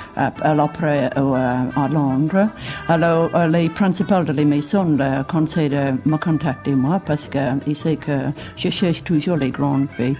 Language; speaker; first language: French; non-native, fluent; English